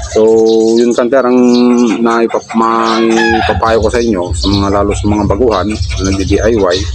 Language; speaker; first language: Filipino; non-native, local second language; Iloko